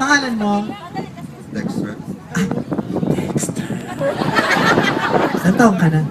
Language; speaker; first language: Filipino; native; Filipino